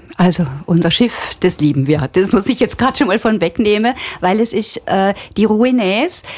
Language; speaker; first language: German; native; German